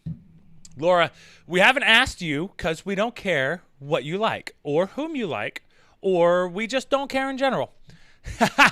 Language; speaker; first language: English; native; English